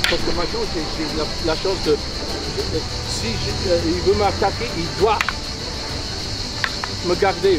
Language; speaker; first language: French; non-native, fluent; English